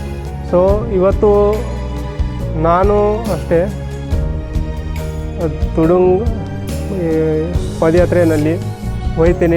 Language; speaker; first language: Kannada; non-native, local second language; Marathi